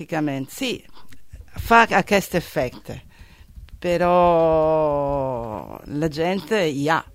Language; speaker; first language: Catalan; non-native, learner; Italian